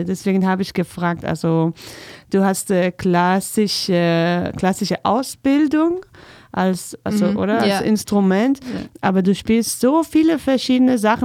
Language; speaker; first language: German; non-native, fluent; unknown